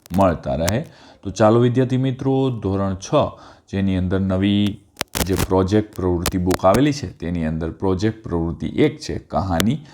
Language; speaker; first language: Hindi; non-native, local second language; Gujarati